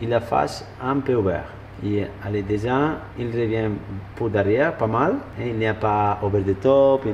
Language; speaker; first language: French; non-native, learner; Spanish